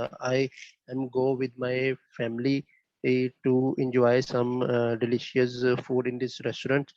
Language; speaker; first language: English; non-native, learner; Bangla